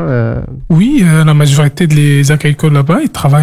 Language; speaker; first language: French; non-native, local second language; Arabic